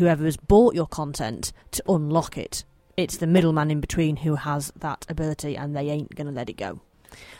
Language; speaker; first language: English; native; English